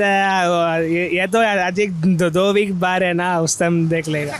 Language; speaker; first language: Hindi; non-native, learner; Tamil